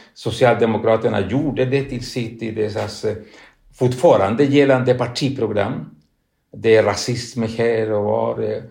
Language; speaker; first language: Swedish; non-native, fluent; Spanish